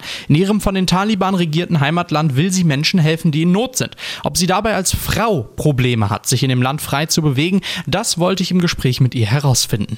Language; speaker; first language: German; early bilingual, other home language; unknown